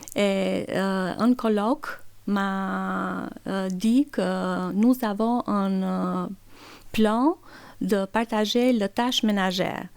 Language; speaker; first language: French; non-native, learner; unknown